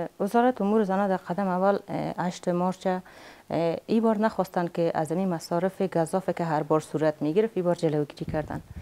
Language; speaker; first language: Persian; native; Persian